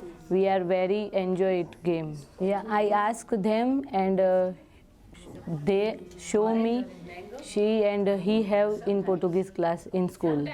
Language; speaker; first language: English; non-native, learner; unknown